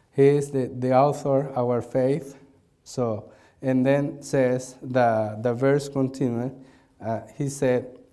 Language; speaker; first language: English; non-native, learner; Spanish